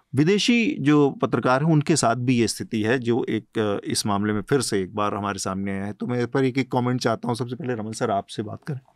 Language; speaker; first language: Hindi; native; Hindi